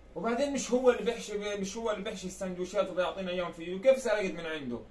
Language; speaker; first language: Arabic; native; Arabic